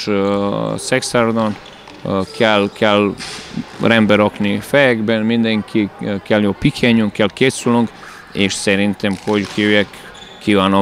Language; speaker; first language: Hungarian; non-native, learner; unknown